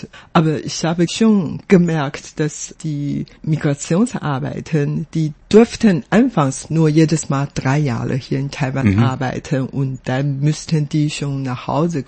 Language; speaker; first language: German; non-native, fluent; Chinese